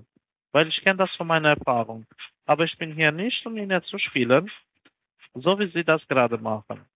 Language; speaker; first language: German; non-native, learner; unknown